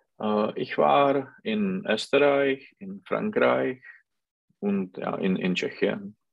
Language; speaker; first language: German; non-native, learner; Czech